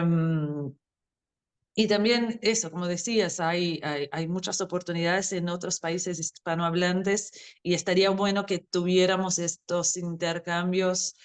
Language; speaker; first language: Spanish; non-native, fluent; Portuguese